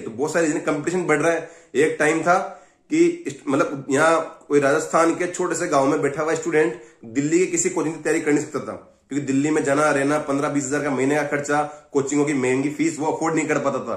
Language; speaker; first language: Hindi; native; Hindi